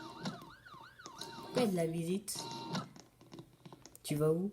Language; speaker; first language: French; native; French